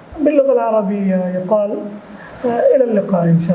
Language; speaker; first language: Arabic; non-native, fluent; Bangla